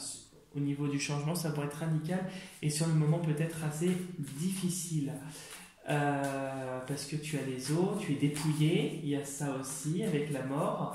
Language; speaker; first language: French; native; French